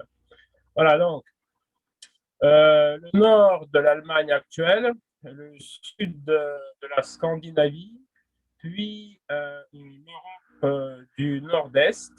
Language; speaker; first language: French; non-native, fluent; Russian